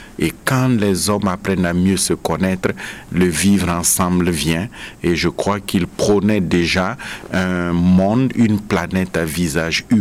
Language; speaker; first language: French; non-native, local second language; Mossi